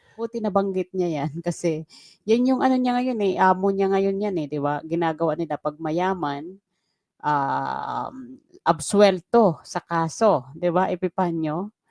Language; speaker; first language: Filipino; native; Filipino